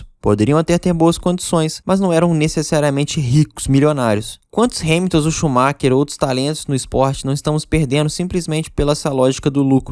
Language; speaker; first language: Portuguese; native; Portuguese